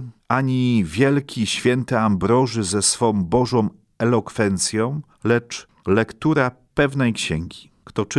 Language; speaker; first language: Polish; native; Polish